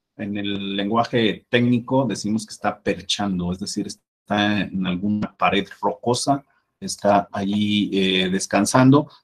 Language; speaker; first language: Spanish; native; Spanish